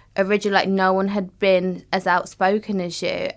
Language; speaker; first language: English; native; English